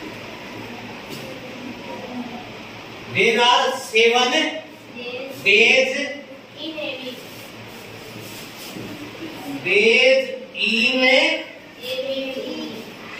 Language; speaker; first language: Hindi; native; Hindi